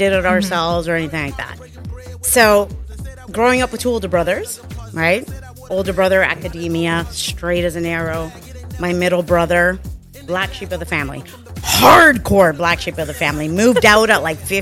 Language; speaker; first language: English; non-native, fluent; Spanish